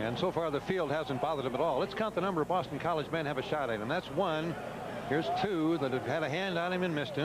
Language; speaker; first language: English; native; English